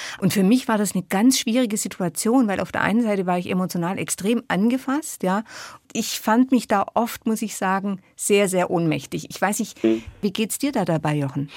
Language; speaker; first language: German; native; German